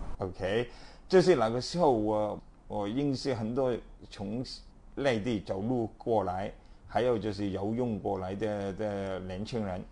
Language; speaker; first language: Chinese; non-native, local second language; Cantonese